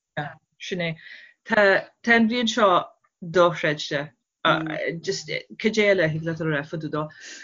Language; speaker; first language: Irish; non-native, fluent; English